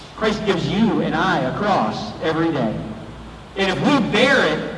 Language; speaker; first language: English; native; English